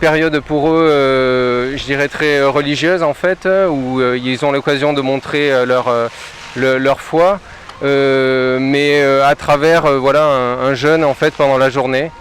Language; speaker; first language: French; native; French